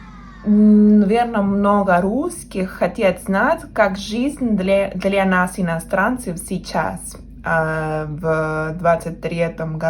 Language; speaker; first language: Russian; non-native, fluent; Spanish